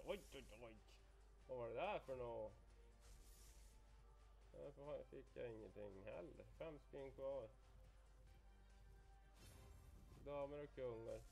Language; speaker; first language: Swedish; native; Swedish